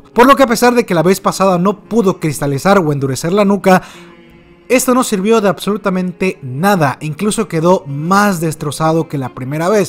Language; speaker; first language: Spanish; native; Spanish